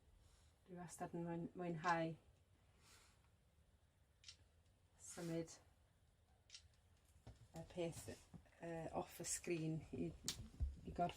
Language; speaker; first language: Welsh; non-native, local second language; English